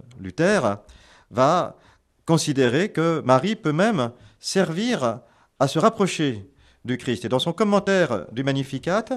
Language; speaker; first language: French; native; French